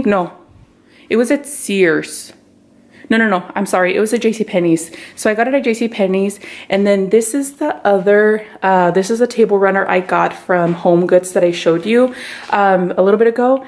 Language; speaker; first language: English; early bilingual, other home language; Spanish